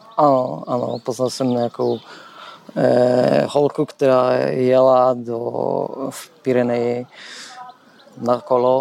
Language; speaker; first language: Czech; non-native, learner; Polish